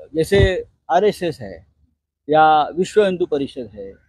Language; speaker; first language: Hindi; non-native, local second language; Marathi